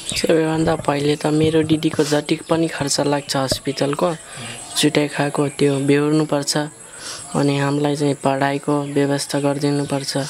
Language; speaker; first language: Nepali; non-native, local second language; Dangaura Tharu